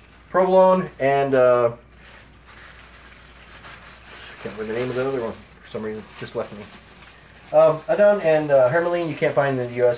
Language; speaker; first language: English; early bilingual, other home language; Czech